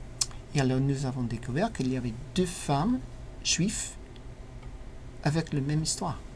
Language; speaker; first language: French; non-native, learner; English